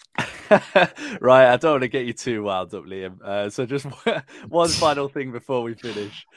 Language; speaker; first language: English; native; English